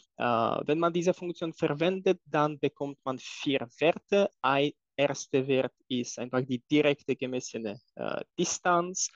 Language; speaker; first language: German; non-native, fluent; Czech